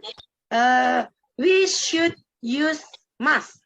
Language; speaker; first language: English; non-native, learner; Indonesian